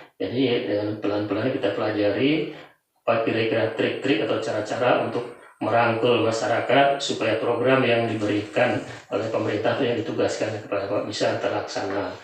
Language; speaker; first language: Indonesian; non-native, local second language; Javanese